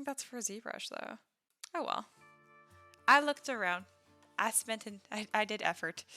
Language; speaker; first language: English; native; English